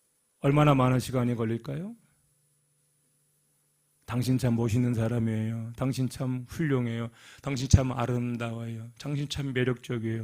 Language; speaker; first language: Korean; native; Korean